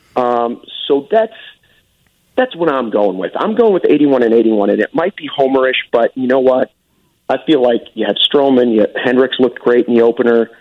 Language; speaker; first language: English; native; English